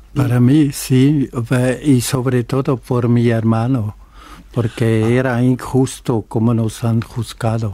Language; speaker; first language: Spanish; non-native, fluent; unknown